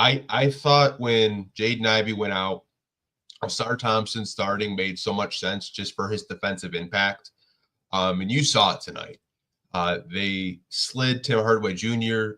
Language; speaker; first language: English; native; English